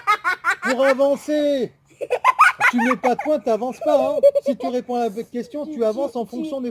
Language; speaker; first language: French; native; French